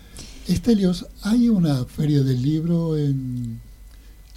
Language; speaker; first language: Spanish; native; Spanish